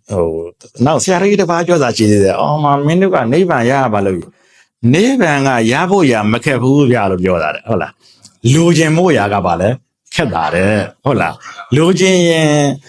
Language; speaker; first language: Burmese; native; Burmese